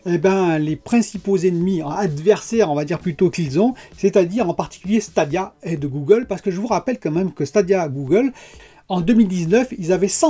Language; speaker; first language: French; native; French